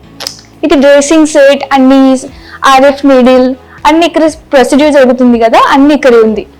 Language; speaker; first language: Telugu; non-native, learner; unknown